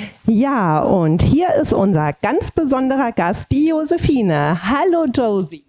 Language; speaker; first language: German; native; German